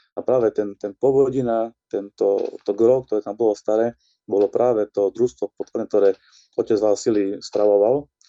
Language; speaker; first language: Slovak; native; Slovak